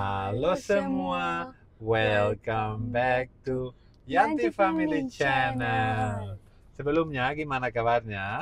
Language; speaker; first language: Indonesian; non-native, learner; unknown